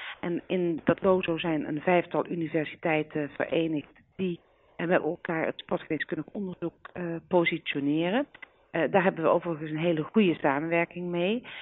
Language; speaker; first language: Dutch; native; Dutch